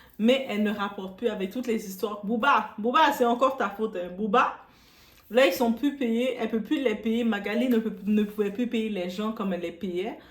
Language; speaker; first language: French; non-native, local second language; Arabic